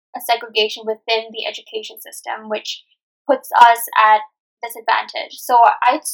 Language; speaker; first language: English; non-native, local second language; Nepali